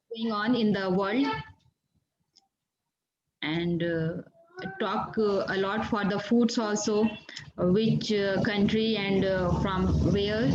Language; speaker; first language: English; non-native, learner; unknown